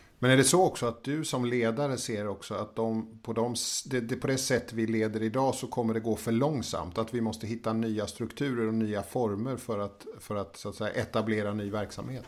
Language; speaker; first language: Swedish; native; Swedish